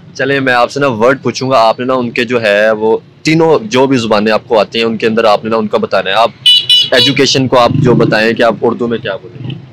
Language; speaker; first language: Urdu; non-native, local second language; Punjabi